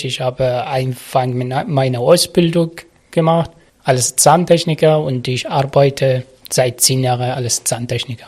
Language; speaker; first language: German; non-native, learner; Arabic